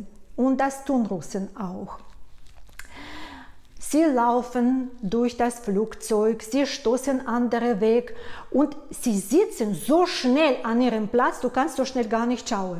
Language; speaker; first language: German; non-native, fluent; Russian